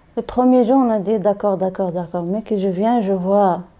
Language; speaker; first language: French; non-native, learner; Arabic